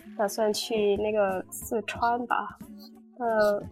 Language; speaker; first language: Chinese; non-native, learner; Vietnamese